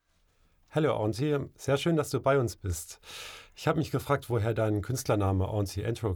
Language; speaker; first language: German; native; German